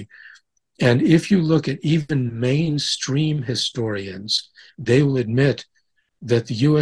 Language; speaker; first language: English; native; English